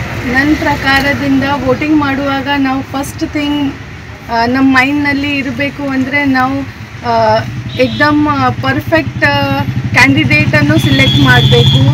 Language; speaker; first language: Kannada; non-native, local second language; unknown